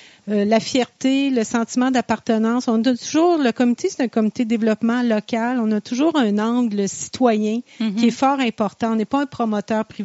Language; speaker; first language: French; native; French